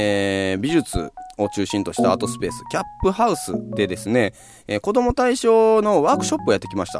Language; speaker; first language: Japanese; native; Japanese